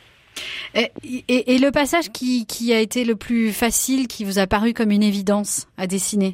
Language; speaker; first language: French; native; French